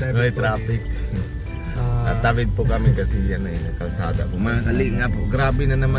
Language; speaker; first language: Filipino; non-native, local second language; Bikol